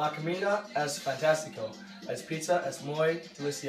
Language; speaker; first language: Spanish; non-native, learner; English